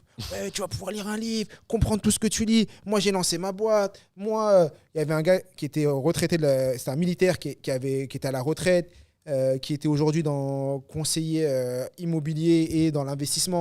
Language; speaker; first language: French; native; French